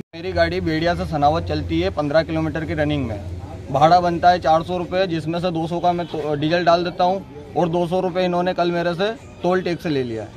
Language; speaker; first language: Hindi; native; Hindi